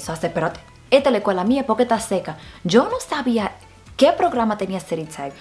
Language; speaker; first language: Spanish; early bilingual, heritage; Spanish